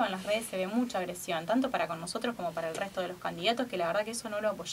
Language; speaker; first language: Spanish; native; Spanish